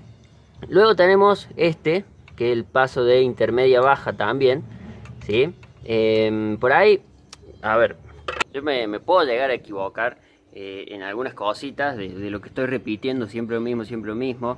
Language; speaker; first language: Spanish; native; Spanish